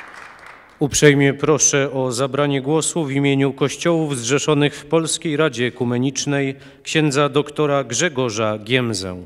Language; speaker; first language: Polish; native; Polish